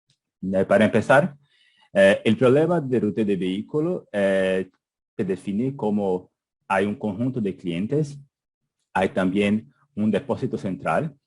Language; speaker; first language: Spanish; non-native, fluent; Portuguese